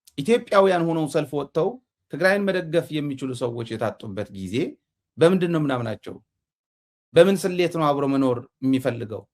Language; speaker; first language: Amharic; non-native, local second language; Tigrinya